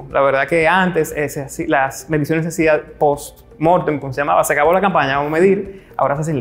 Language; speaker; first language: Spanish; native; Spanish